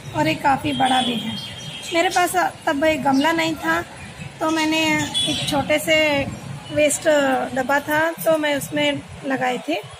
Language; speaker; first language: Hindi; non-native, local second language; Kannada